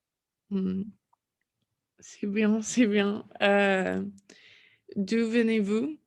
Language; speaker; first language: French; non-native, learner; English